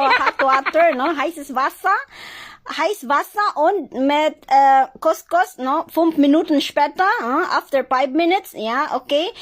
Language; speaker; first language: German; non-native, fluent; Cebuano